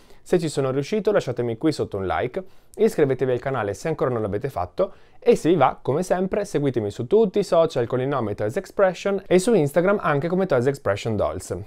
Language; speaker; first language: Italian; native; Italian